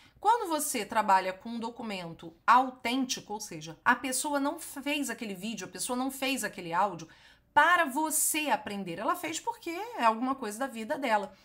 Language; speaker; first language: Portuguese; native; Portuguese